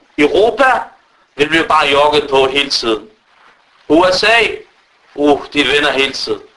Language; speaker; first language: Danish; early bilingual, other home language; Arabic